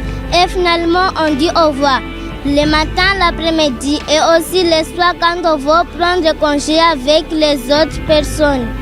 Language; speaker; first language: French; non-native, learner; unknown